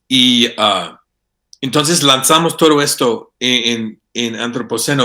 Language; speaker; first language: Spanish; non-native, fluent; English